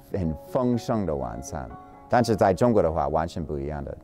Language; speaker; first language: Chinese; non-native, fluent; English